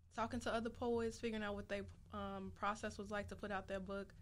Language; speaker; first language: English; native; English